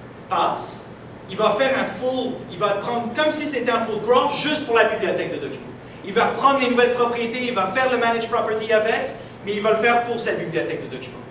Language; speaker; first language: French; native; French